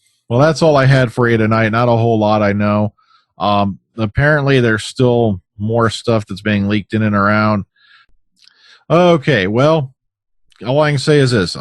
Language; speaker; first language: English; native; English